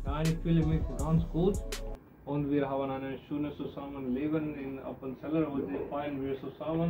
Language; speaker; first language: German; non-native, learner; Hindi